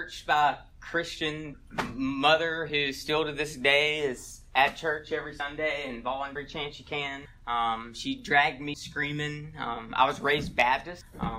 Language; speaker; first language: English; native; English